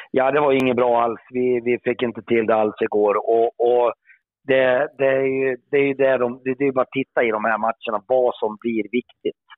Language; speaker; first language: Swedish; native; Swedish